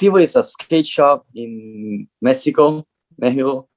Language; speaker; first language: English; non-native, learner; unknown